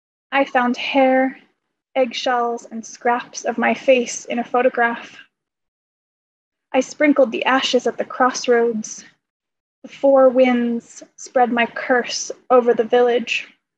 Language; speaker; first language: English; native; English